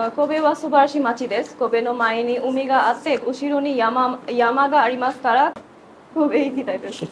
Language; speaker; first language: Japanese; non-native, learner; Bangla